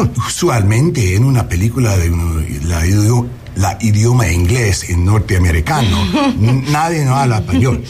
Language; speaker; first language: Spanish; non-native, learner; English